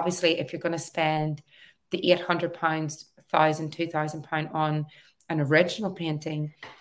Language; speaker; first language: English; native; English